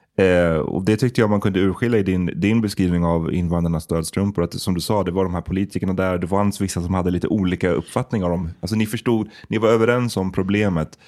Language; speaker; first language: Swedish; native; Swedish